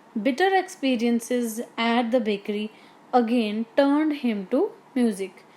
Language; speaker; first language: English; non-native, local second language; Punjabi